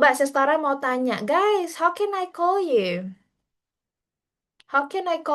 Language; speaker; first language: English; non-native, fluent; Indonesian